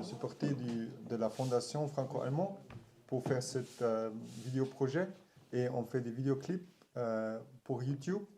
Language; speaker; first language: French; non-native, learner; German